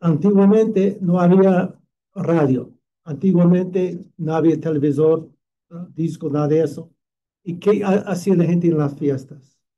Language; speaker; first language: Spanish; non-native, fluent; English